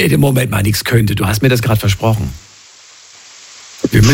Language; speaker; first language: German; native; German